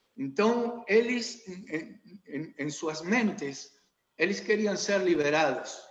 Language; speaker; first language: Portuguese; non-native, learner; Spanish